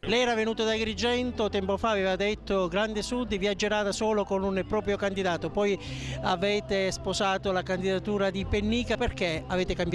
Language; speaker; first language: Italian; native; Italian